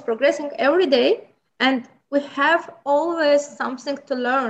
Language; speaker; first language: English; non-native, learner; Azerbaijani